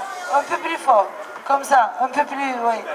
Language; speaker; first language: French; non-native, fluent; Turkish